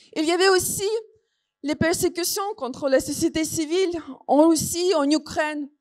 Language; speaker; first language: French; non-native, fluent; Ukrainian